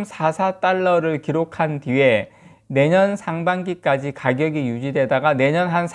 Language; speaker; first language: Korean; native; Korean